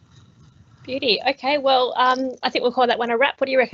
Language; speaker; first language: English; native; English